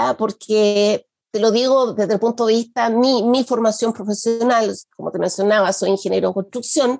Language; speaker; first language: Spanish; native; Spanish